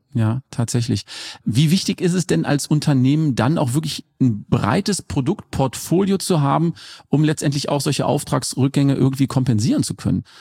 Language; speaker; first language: German; native; German